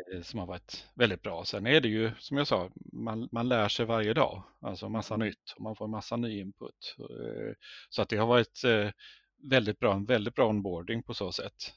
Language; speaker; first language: Swedish; native; Swedish